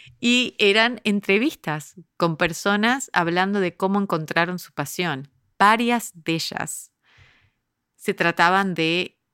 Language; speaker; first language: Spanish; early bilingual, heritage; Spanish